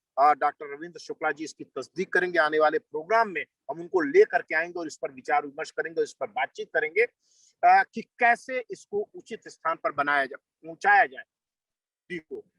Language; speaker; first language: Hindi; native; Hindi